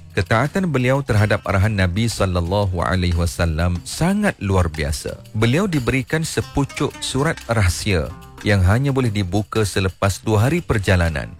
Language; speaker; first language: Malay; native; Malay